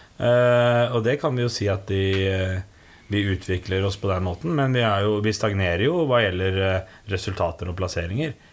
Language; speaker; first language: Norwegian; native; Norwegian